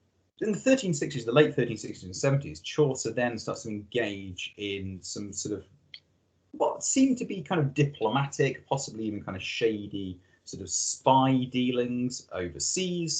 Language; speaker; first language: English; native; English